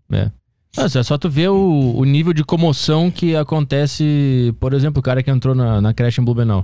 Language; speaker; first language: Portuguese; native; Portuguese